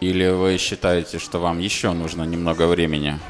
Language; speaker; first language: Russian; native; Russian